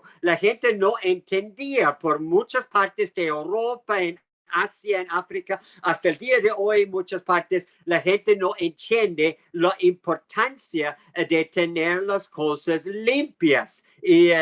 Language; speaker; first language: Spanish; non-native, fluent; English